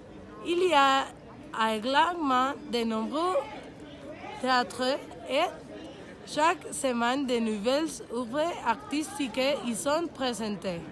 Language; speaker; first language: French; non-native, learner; Spanish